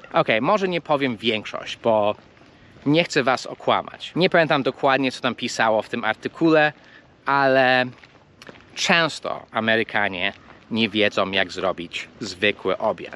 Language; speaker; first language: Polish; early bilingual, heritage; Polish